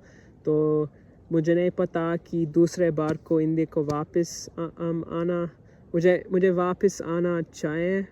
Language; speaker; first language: Hindi; non-native, learner; English